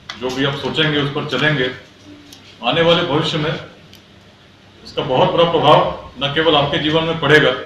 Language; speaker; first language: Hindi; native; Hindi